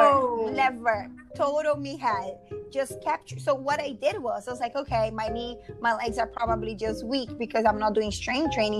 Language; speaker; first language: English; non-native, fluent; Portuguese